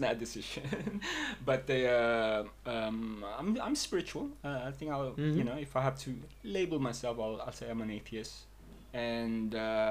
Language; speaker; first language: English; native; English